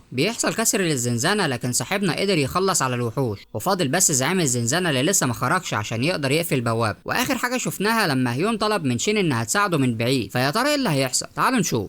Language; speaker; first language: Arabic; native; Arabic